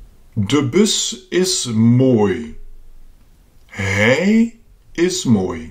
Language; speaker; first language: Dutch; non-native, fluent; Russian